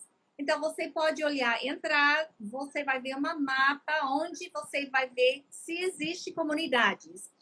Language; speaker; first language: Portuguese; non-native, fluent; English